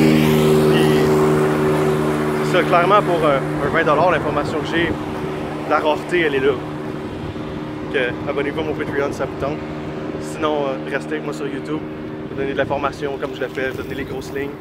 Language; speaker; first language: French; native; French